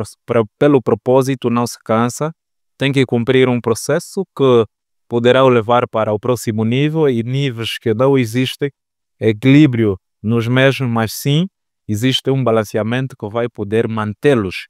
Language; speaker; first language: Portuguese; native; Portuguese